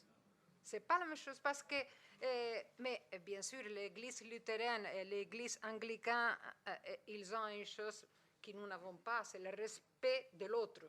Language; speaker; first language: French; non-native, fluent; Spanish